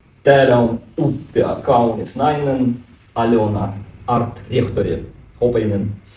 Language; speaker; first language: Finnish; non-native, learner; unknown